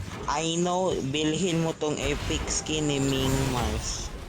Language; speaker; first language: Filipino; native; Filipino